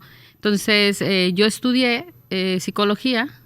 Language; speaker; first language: Spanish; native; Spanish